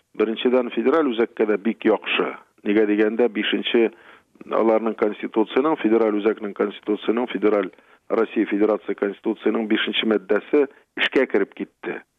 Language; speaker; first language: Tatar; native; Tatar